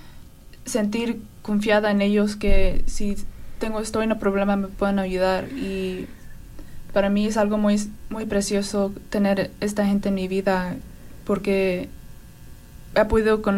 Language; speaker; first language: Spanish; early bilingual, heritage; Spanish